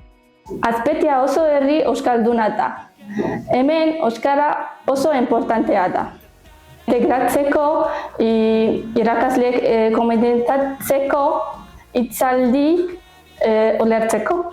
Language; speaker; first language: Basque; non-native, learner; Arabic